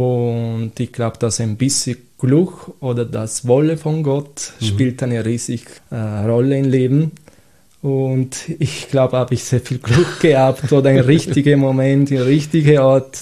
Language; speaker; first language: German; non-native, fluent; Italian